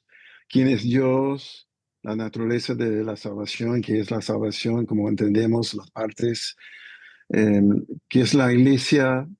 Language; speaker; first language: Spanish; non-native, fluent; English